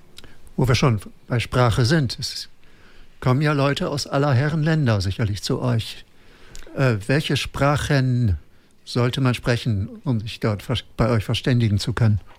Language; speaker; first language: German; native; German